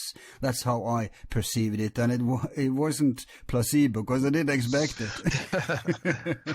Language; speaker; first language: English; non-native, fluent; Norwegian